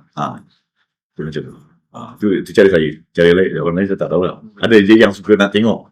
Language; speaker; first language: Malay; native; Malay